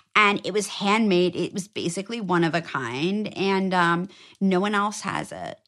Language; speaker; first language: English; native; English